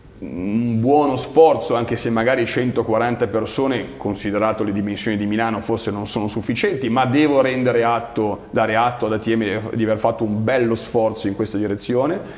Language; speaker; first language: Italian; native; Italian